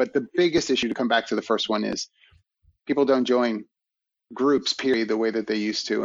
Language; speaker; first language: English; native; English